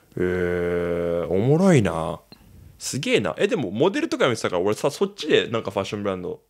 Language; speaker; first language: Japanese; native; Japanese